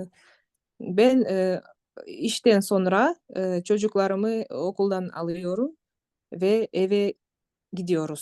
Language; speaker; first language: Turkish; non-native, learner; Kyrgyz